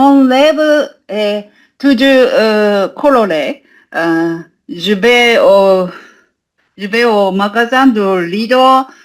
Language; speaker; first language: French; non-native, learner; Japanese